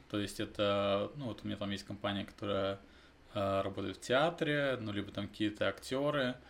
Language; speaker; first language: Russian; native; Russian